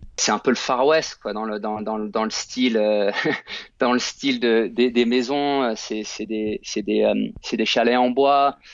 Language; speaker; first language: French; native; French